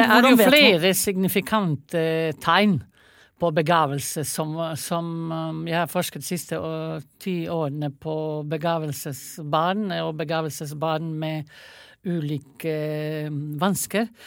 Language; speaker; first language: Norwegian; non-native, fluent; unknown